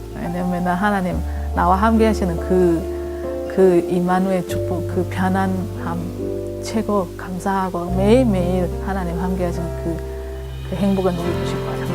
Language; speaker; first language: Korean; non-native, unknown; Indonesian